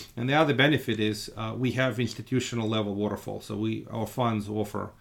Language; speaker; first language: English; non-native, fluent; Russian